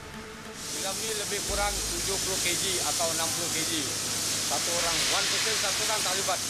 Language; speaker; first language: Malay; non-native, learner; Nepali